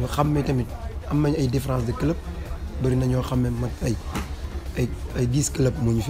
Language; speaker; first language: French; non-native, local second language; Wolof